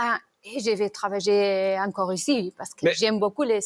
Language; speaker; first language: French; non-native, learner; Spanish